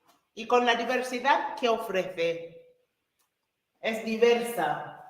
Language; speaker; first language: Spanish; non-native, fluent; English